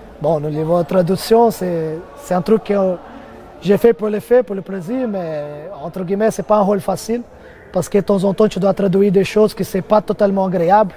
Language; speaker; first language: French; non-native, fluent; Portuguese